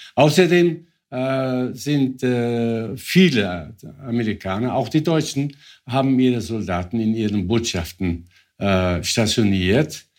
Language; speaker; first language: German; non-native, fluent; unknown